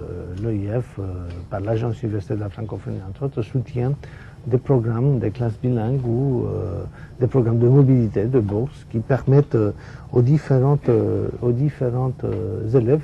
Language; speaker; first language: French; non-native, fluent; Romanian